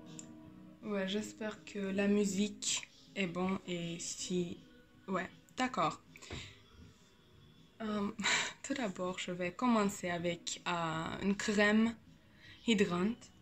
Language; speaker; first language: French; non-native, learner; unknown